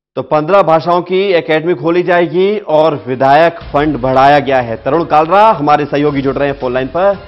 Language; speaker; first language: Hindi; native; Hindi